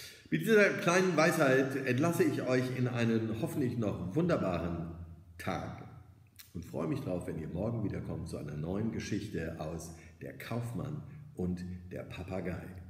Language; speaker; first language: German; native; German